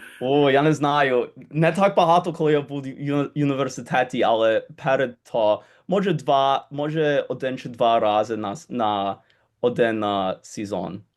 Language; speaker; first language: Ukrainian; early bilingual, heritage; Ukrainian